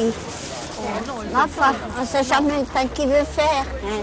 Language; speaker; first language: French; native; French